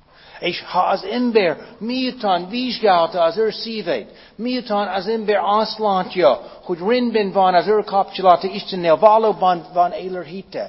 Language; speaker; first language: Hungarian; non-native, fluent; English